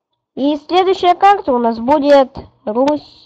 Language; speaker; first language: Russian; native; Russian